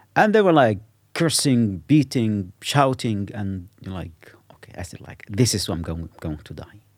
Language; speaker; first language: English; non-native, fluent; Arabic